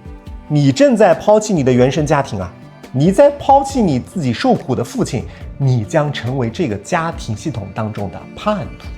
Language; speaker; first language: Chinese; native; Chinese